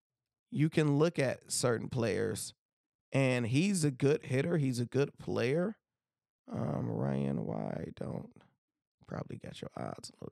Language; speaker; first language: English; native; English